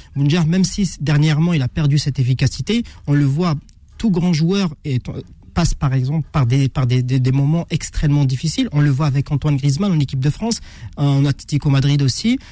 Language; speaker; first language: French; non-native, local second language; Arabic